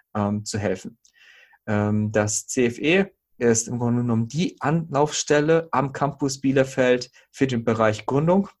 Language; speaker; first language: German; native; German